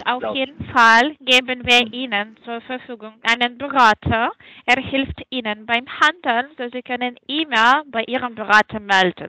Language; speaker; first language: German; non-native, fluent; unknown